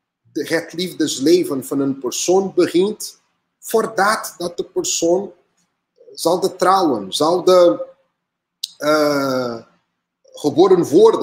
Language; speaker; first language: Dutch; non-native, learner; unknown